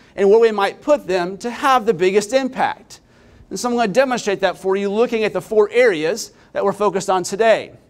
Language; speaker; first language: English; native; English